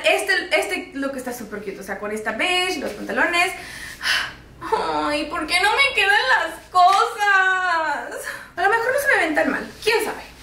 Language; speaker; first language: Spanish; early bilingual, heritage; Spanish